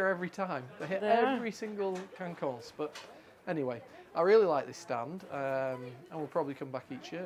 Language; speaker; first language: English; native; English